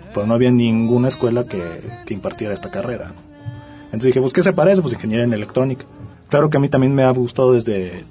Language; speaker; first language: Spanish; early bilingual, other home language; Japanese